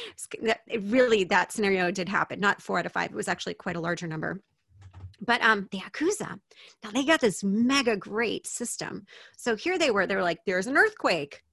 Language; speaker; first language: English; native; English